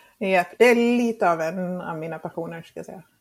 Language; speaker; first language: Swedish; non-native, fluent; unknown